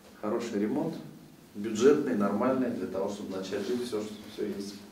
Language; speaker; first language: Russian; native; Russian